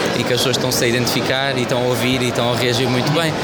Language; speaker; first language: Portuguese; early bilingual, heritage; Portuguese